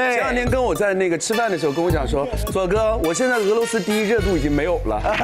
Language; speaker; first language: Chinese; native; Chinese